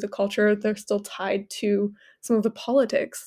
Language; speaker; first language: English; native; English